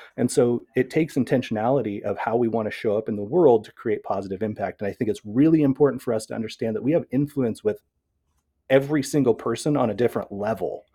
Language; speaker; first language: English; native; English